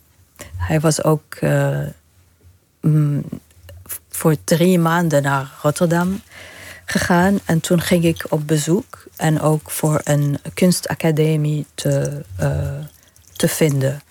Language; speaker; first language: Dutch; non-native, fluent; Arabic